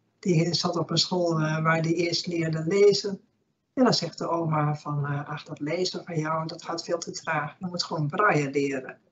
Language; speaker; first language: Dutch; native; Dutch